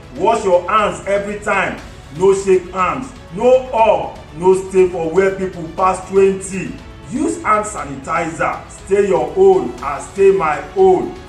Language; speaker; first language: Nigerian Pidgin; non-native, local second language; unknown